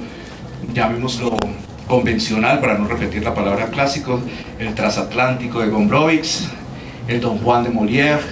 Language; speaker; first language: Spanish; native; Spanish